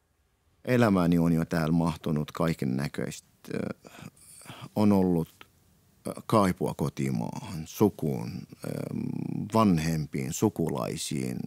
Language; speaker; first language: Finnish; non-native, fluent; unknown